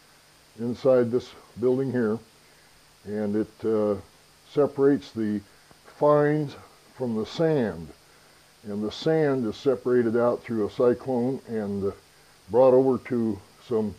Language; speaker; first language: English; native; English